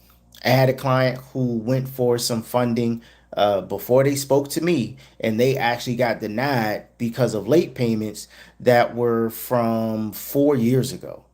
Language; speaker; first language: English; native; English